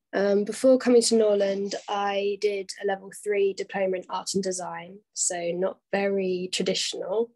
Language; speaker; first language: English; native; English